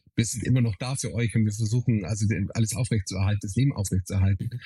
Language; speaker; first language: German; native; German